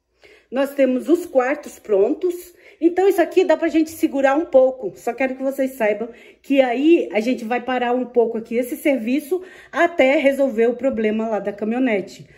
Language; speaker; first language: Portuguese; native; Portuguese